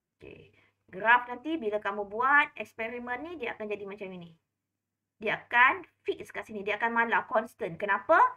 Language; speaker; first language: Malay; native; Malay